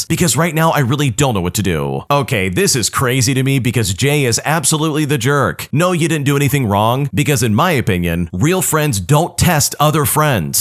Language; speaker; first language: English; native; English